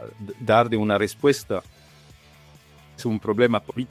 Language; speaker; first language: Spanish; non-native, fluent; Italian